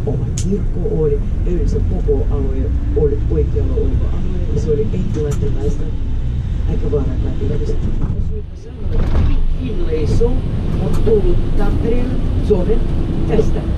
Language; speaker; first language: Finnish; non-native, fluent; Russian